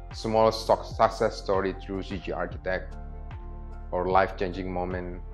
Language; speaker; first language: English; non-native, fluent; Indonesian